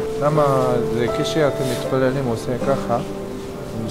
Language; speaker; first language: Hebrew; non-native, learner; Korean